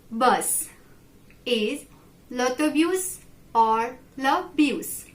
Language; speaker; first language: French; non-native, learner; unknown